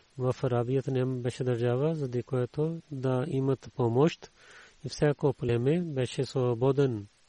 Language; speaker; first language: Bulgarian; non-native, learner; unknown